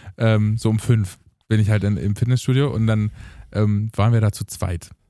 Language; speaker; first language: German; early bilingual, other home language; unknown